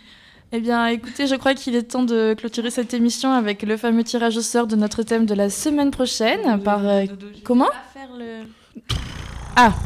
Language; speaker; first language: French; native; French